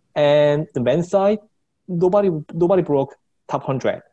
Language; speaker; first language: English; non-native, fluent; Korean